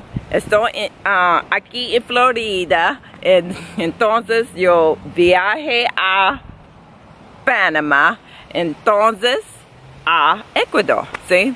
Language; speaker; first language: Spanish; non-native, learner; English